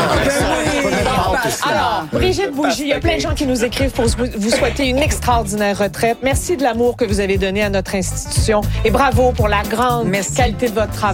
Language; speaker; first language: French; native; French